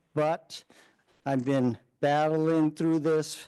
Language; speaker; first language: English; native; English